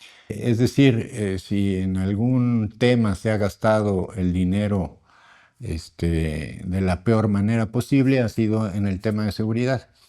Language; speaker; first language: Spanish; native; Spanish